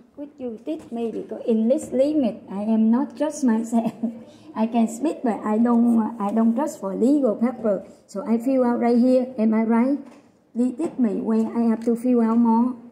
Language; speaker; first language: English; non-native, learner; Vietnamese